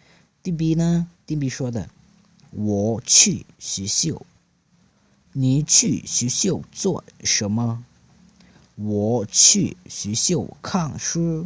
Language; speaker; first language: Chinese; non-native, fluent; Lao